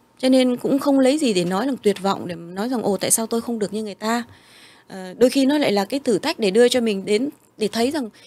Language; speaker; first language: Vietnamese; early bilingual, heritage; Vietnamese